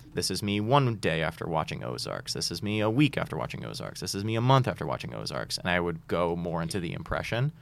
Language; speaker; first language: English; native; English